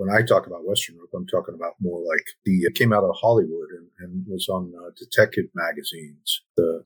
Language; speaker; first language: English; native; English